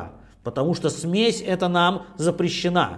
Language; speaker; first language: Russian; native; Russian